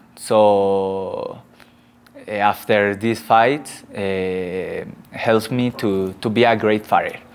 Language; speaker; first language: English; non-native, learner; Spanish